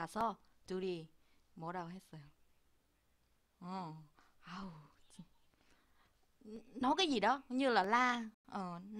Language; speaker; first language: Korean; non-native, learner; Vietnamese